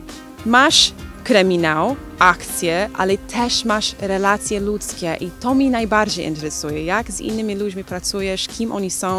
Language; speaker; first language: Polish; non-native, learner; English